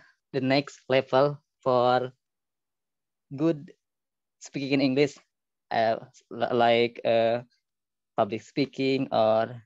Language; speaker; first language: English; non-native, learner; Indonesian